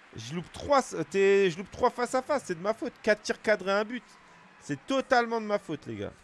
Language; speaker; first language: French; native; French